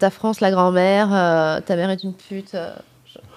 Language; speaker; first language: English; non-native, fluent; French